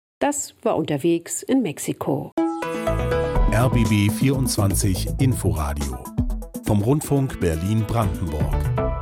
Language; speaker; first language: German; native; German